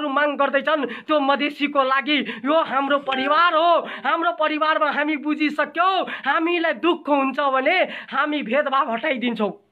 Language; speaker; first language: Nepali; non-native, local second language; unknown